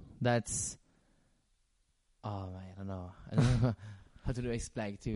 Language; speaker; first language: English; non-native, learner; French